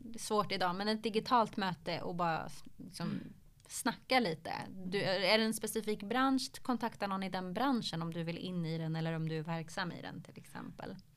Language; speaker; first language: Swedish; early bilingual, other home language; Arabic